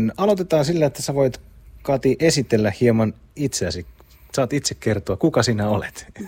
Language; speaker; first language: Finnish; native; Finnish